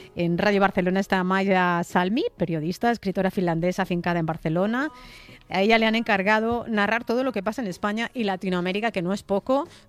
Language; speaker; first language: Spanish; native; Spanish